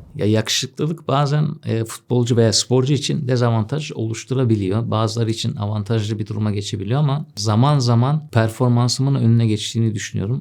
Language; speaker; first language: Turkish; early bilingual, heritage; Turkish